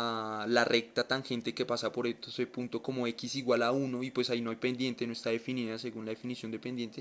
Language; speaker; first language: Spanish; native; Spanish